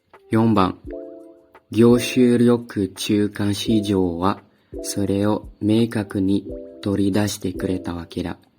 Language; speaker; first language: Japanese; non-native, learner; Indonesian